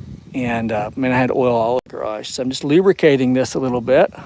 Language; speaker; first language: English; native; English